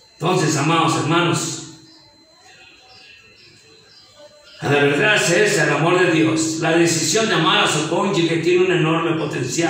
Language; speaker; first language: Spanish; native; Spanish